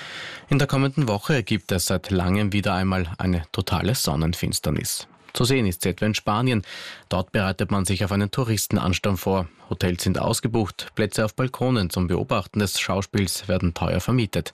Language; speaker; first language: German; native; German